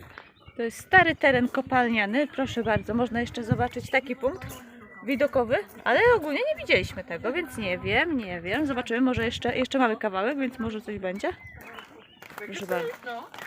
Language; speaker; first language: Polish; native; Polish